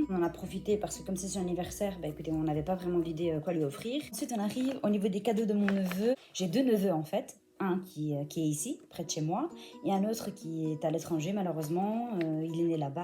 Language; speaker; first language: French; native; French